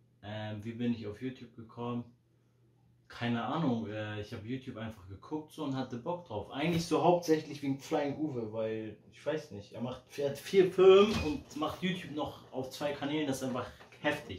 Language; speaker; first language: German; early bilingual, heritage; Polish